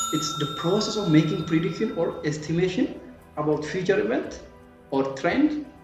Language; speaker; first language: English; non-native, local second language; Amharic